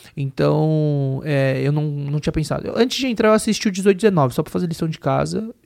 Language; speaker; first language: Portuguese; native; Portuguese